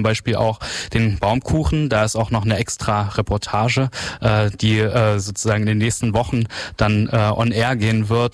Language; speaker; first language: German; native; German